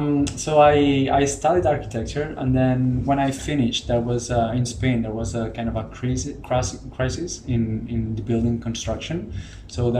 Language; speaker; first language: English; non-native, fluent; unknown